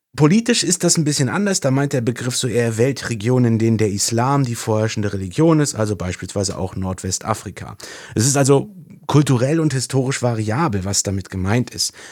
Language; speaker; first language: German; native; German